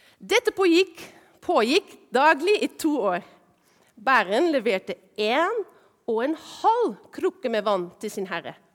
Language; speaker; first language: Norwegian; non-native, fluent; Dutch